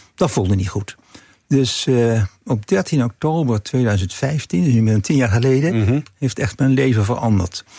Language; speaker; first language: Dutch; native; Dutch